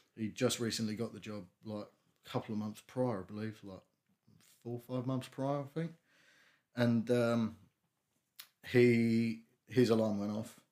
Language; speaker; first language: English; native; English